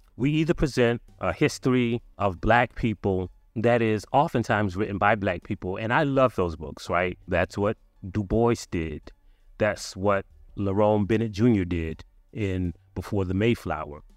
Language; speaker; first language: English; native; English